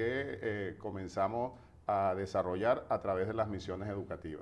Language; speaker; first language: Spanish; native; Spanish